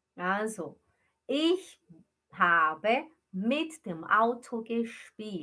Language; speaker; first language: German; non-native, fluent; Portuguese